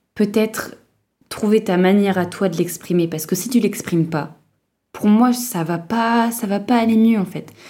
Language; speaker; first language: French; native; French